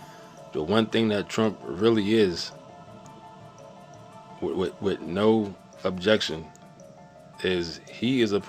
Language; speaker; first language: English; native; English